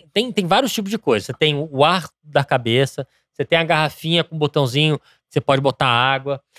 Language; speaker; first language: Portuguese; early bilingual, other home language; English